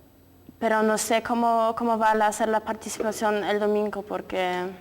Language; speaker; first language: Spanish; non-native, fluent; Polish